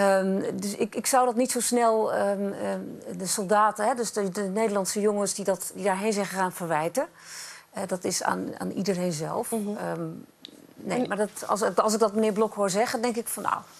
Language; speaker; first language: Dutch; native; Dutch